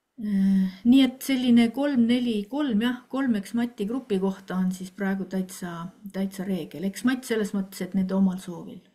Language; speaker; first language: Estonian; native; Estonian